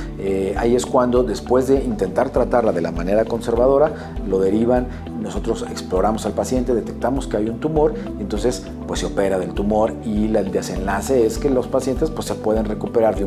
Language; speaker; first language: Spanish; native; Spanish